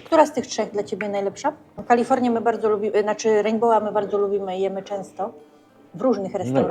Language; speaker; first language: Polish; native; Polish